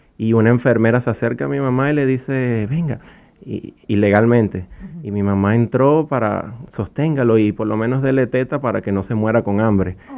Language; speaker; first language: Spanish; native; Spanish